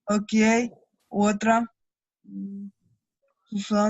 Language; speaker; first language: Spanish; non-native, learner; Russian